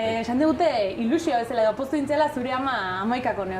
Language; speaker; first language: Basque; native; Basque